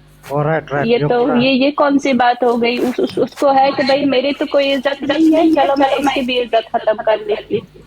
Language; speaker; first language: Hindi; native; Hindi